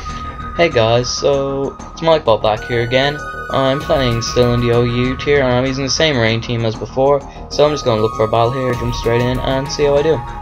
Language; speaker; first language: English; native; English